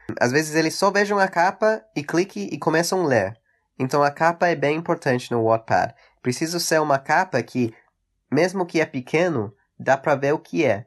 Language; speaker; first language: Portuguese; early bilingual, heritage; English